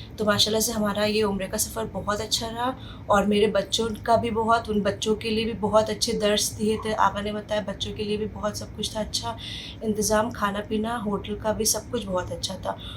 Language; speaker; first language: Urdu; native; Urdu